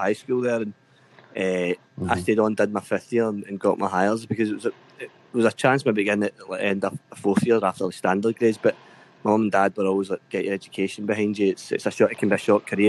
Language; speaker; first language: English; native; English